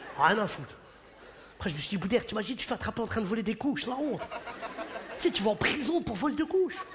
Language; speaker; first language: French; early bilingual, other home language; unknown